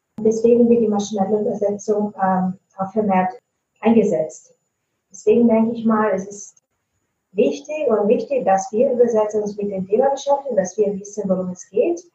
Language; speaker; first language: German; non-native, fluent; Italian